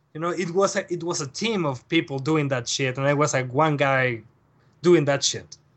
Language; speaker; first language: English; non-native, fluent; Spanish